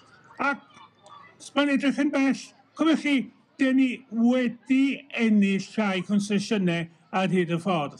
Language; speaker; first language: Welsh; native; Welsh